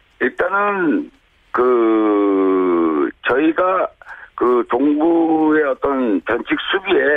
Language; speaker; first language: Korean; native; Korean